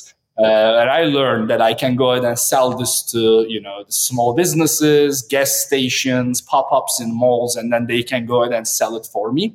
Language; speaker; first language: English; non-native, fluent; Turkish